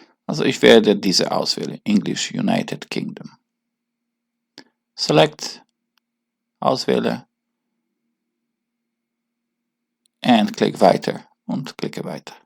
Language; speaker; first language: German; non-native, learner; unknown